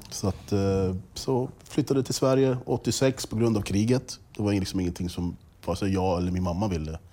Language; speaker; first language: Swedish; early bilingual, other home language; English